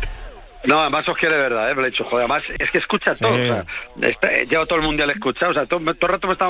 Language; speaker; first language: Spanish; native; Spanish